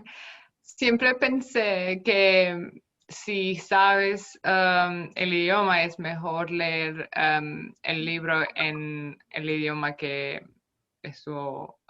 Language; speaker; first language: Spanish; non-native, fluent; Romanian